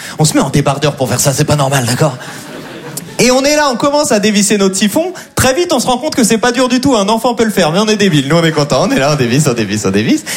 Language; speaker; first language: French; native; French